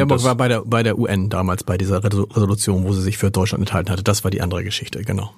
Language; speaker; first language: German; native; German